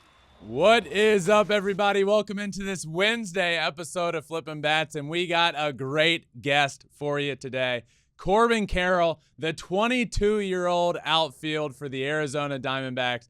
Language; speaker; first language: English; native; English